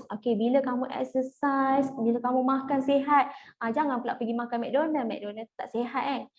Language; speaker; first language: Malay; native; Malay